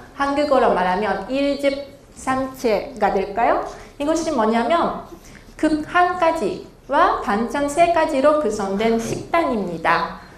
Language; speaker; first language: Korean; non-native, fluent; Japanese